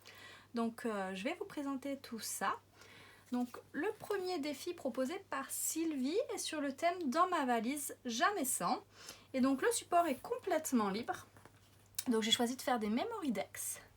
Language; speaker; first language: French; native; French